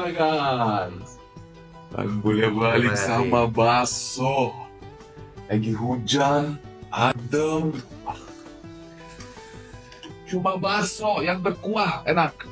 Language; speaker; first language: Indonesian; non-native, fluent; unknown